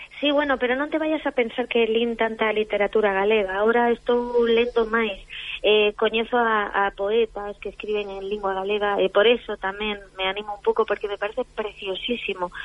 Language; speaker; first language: Galician; non-native, local second language; Spanish